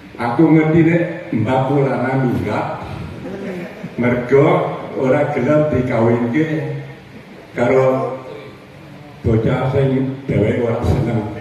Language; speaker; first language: Javanese; early bilingual, heritage; Javanese